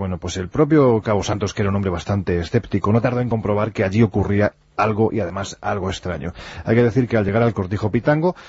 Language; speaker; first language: Spanish; native; Spanish